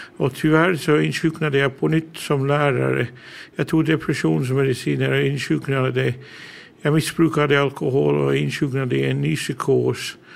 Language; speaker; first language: Swedish; early bilingual, heritage; Swedish